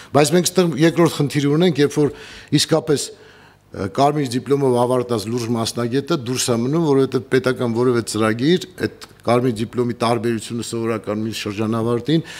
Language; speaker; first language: Armenian; native; Armenian